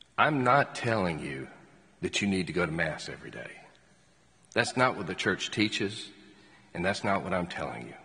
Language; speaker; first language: English; native; English